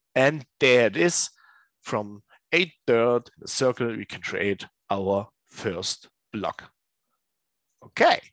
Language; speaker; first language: English; non-native, learner; German